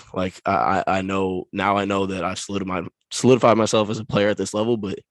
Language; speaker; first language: English; native; English